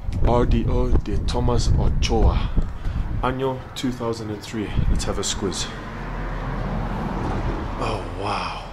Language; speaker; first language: Spanish; non-native, learner; English